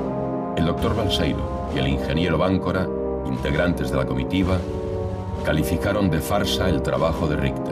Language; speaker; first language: Spanish; native; Spanish